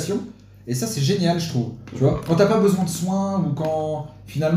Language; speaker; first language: French; native; French